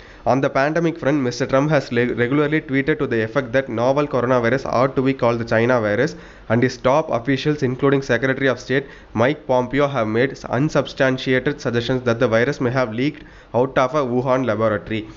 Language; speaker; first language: English; non-native, local second language; Tamil